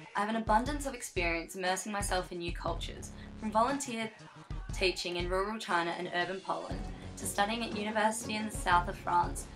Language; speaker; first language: English; native; English